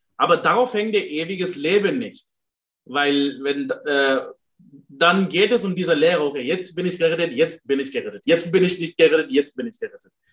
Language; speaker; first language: German; non-native, fluent; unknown